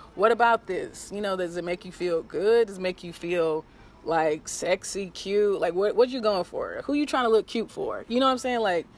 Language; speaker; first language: English; native; English